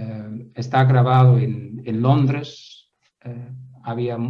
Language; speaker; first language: Spanish; non-native, fluent; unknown